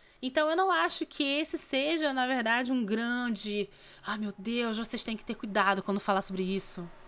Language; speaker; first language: Portuguese; native; Portuguese